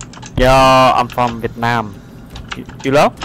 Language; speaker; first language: English; non-native, learner; Vietnamese